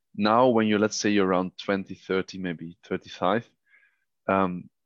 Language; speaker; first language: English; non-native, fluent; Dutch